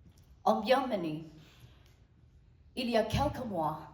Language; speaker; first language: French; non-native, learner; Burmese